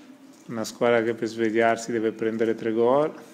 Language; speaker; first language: Italian; native; Italian